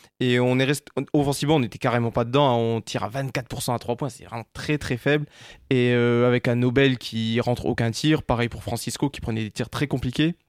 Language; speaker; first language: French; native; French